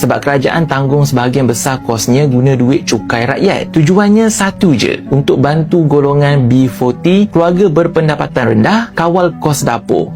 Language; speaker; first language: Malay; native; Malay